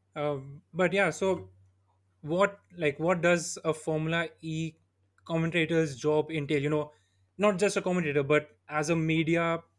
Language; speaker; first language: English; non-native, local second language; Hindi